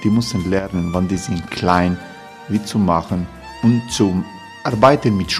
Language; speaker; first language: German; non-native, learner; Croatian